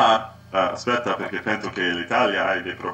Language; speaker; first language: Italian; non-native, learner; English